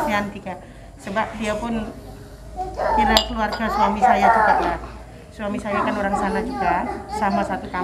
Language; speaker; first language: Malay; non-native, local second language; Javanese